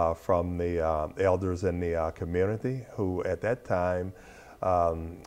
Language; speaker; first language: English; native; English